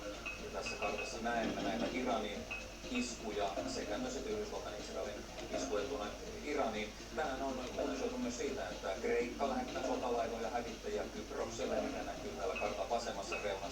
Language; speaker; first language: Finnish; native; Finnish